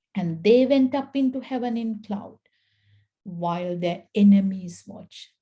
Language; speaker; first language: English; non-native, local second language; Sinhala